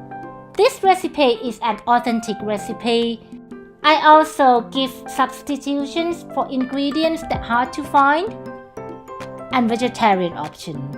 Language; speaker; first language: English; non-native, fluent; Thai